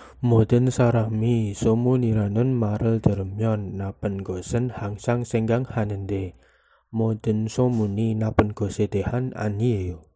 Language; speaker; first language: Korean; non-native, learner; Indonesian